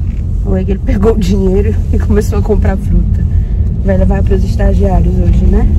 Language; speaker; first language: Portuguese; native; Portuguese